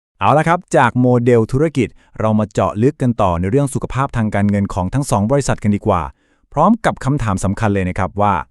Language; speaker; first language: Thai; native; Thai